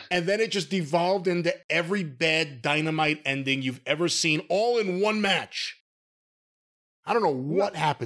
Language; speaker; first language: English; native; English